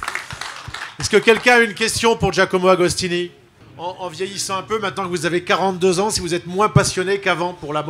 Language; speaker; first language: French; native; French